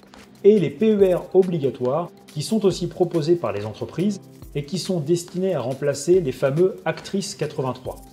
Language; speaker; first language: French; native; French